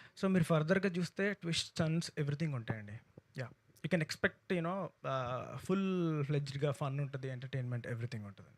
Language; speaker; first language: Telugu; native; Telugu